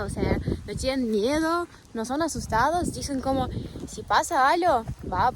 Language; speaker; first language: Spanish; non-native, fluent; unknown